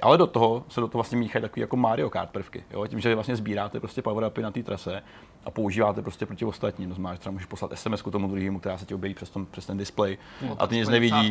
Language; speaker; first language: Czech; native; Czech